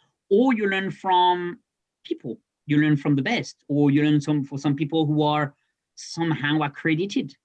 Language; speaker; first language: English; non-native, fluent; French